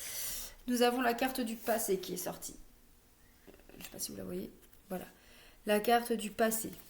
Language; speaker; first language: French; native; French